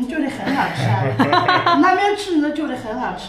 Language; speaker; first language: Chinese; native; Chinese